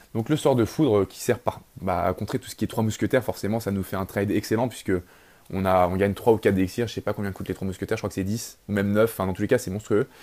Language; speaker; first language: French; native; French